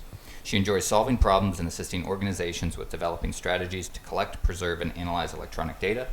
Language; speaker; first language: English; native; English